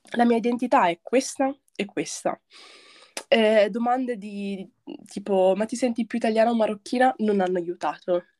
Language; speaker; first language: Italian; early bilingual, other home language; Arabic